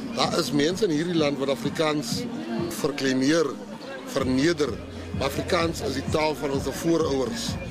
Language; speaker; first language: Afrikaans; native; Afrikaans